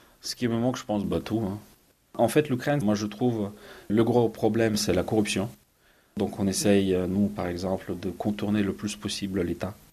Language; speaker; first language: French; non-native, fluent; Ukrainian